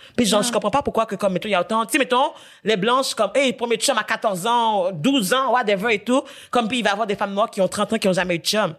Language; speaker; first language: French; native; French